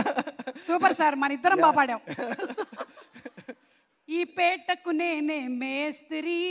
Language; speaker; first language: Telugu; native; Telugu